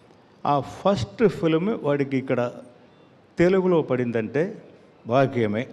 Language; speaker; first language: Telugu; non-native, learner; Tamil